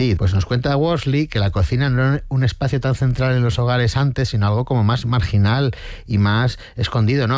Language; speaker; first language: Spanish; native; Spanish